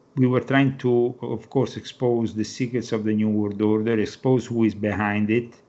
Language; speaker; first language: English; non-native, fluent; Italian